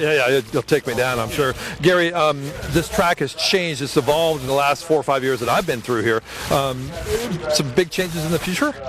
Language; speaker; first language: English; native; English